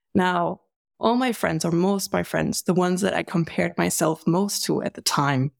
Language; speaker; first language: English; non-native, fluent; German